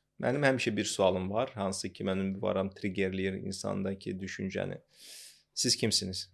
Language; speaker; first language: Azerbaijani; non-native, local second language; Russian